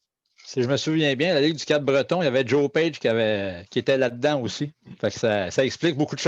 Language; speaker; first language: French; native; French